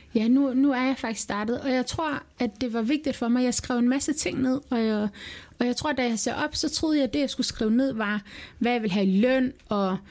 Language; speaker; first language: Danish; early bilingual, other home language; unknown